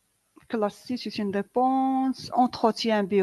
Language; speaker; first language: French; non-native, local second language; Arabic